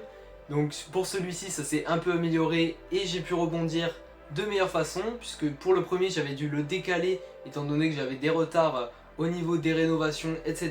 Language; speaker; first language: French; native; French